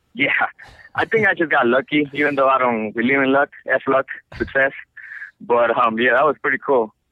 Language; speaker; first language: English; non-native, fluent; Spanish